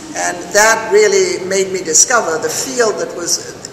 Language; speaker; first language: English; non-native, fluent; French